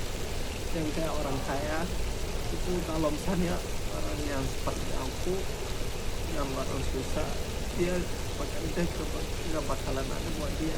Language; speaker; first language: Indonesian; non-native, fluent; Hausa